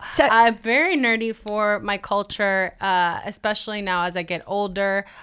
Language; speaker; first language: English; early bilingual, other home language; Spanish